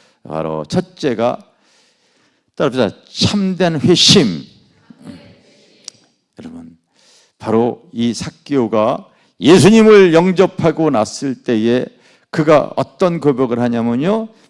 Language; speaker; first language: Korean; native; Korean